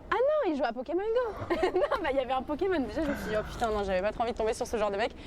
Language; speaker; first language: French; native; French